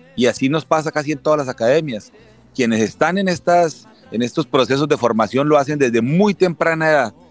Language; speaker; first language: Spanish; native; Spanish